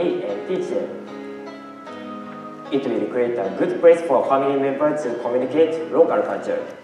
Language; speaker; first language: English; non-native, learner; Japanese